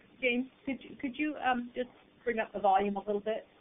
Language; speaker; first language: English; native; English